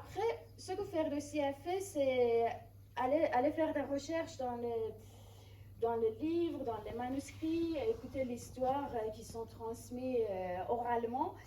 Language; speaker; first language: French; non-native, fluent; Persian